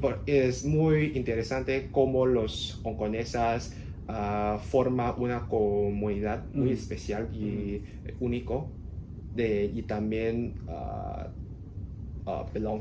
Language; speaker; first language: Spanish; non-native, learner; Cantonese